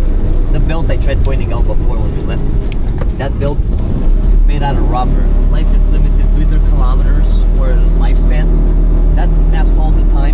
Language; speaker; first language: English; non-native, local second language; Italian